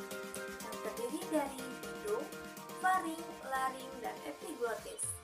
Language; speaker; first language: Indonesian; native; Indonesian